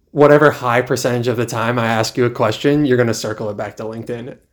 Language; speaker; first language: English; native; English